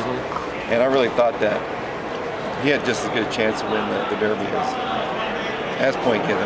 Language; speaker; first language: English; native; English